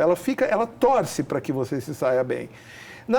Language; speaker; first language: Portuguese; native; Portuguese